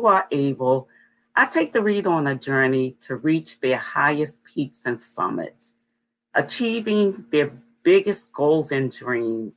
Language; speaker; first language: English; native; English